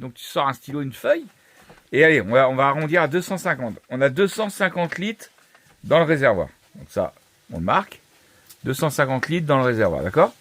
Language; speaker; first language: French; native; French